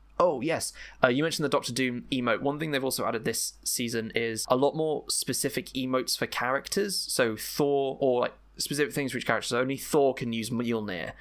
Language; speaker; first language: English; native; English